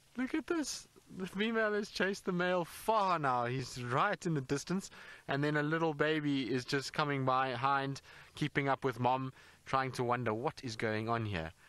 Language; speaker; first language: English; native; English